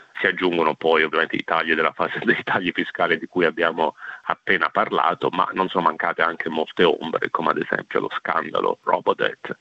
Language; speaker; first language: Italian; native; Italian